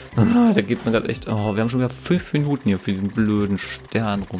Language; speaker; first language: German; native; German